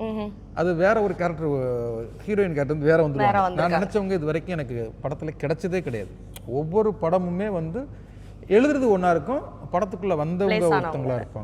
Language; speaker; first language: Tamil; native; Tamil